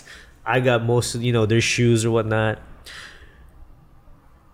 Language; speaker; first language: English; non-native, local second language; Filipino